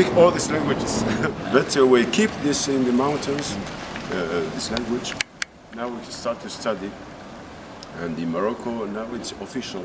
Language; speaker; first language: English; non-native, fluent; Kabyle